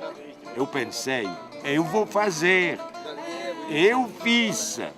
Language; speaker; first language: Portuguese; non-native, fluent; French